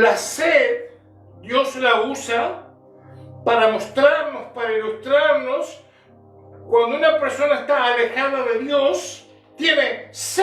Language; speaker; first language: Spanish; native; Spanish